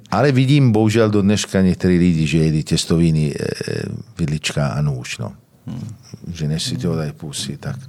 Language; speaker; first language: Czech; non-native, fluent; Italian